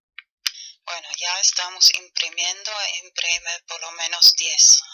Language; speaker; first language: Spanish; non-native, learner; German